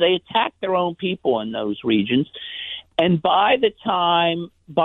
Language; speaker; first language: English; native; English